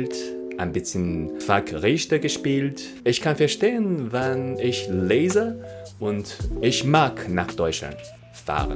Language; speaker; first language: German; non-native, learner; Chinese